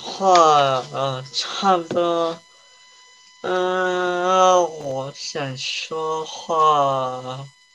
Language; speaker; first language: Chinese; early bilingual, heritage; Chinese